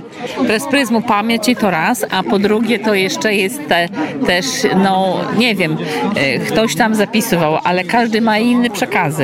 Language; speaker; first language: Polish; non-native, local second language; Belarusian